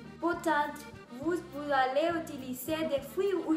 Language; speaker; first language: French; non-native, learner; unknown